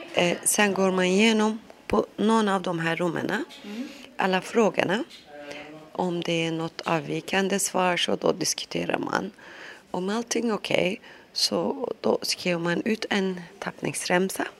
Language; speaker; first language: Swedish; non-native, local second language; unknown